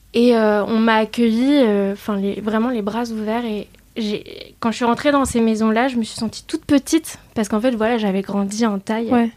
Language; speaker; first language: French; early bilingual, other home language; Vietnamese